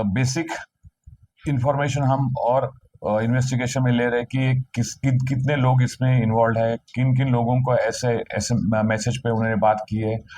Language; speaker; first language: Hindi; non-native, local second language; Marathi